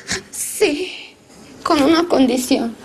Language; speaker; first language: Spanish; non-native, learner; Romanian